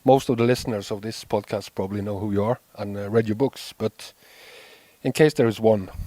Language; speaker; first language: English; non-native, fluent; Norwegian